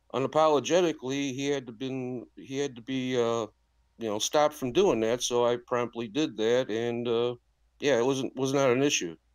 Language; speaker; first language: English; native; English